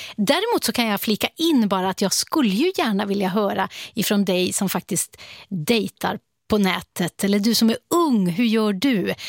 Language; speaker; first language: Swedish; native; Swedish